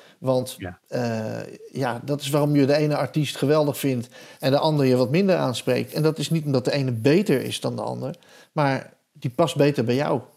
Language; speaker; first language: Dutch; native; Dutch